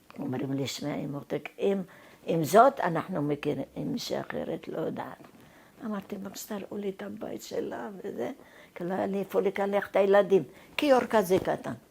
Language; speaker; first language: Hebrew; non-native, fluent; Arabic